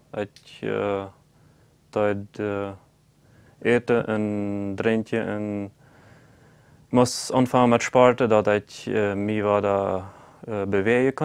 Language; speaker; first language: German; non-native, local second language; Plautdietsch